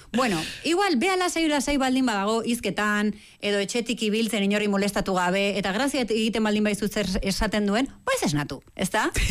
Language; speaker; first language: Basque; non-native, local second language; Spanish